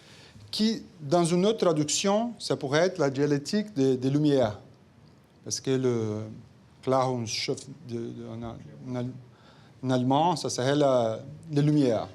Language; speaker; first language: French; non-native, fluent; Portuguese